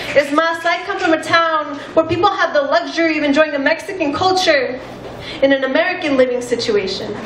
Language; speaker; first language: English; native; English